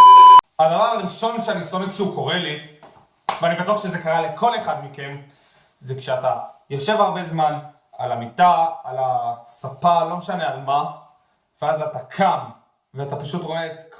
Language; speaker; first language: Hebrew; native; Hebrew